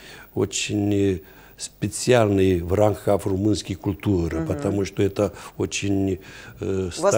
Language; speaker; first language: Russian; non-native, fluent; Romanian